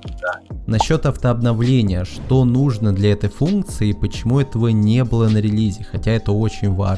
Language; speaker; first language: Russian; native; Russian